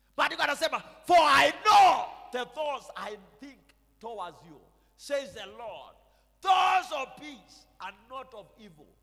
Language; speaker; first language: English; non-native, local second language; Swahili